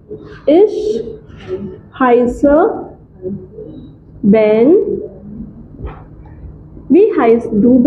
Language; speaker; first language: German; non-native, fluent; Hindi